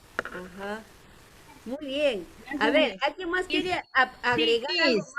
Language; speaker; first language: Spanish; native; Spanish